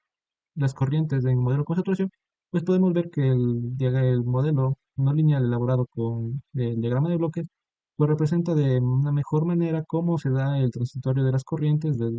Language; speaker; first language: Spanish; native; Spanish